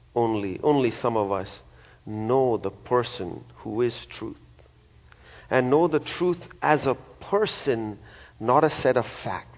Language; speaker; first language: English; non-native, local second language; Malayalam